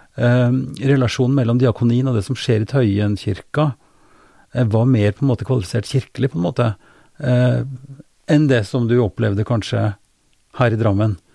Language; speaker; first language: Norwegian; native; Norwegian